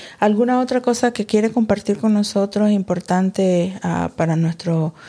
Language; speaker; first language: Spanish; early bilingual, heritage; Spanish